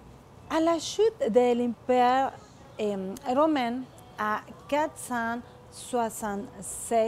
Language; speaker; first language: French; non-native, fluent; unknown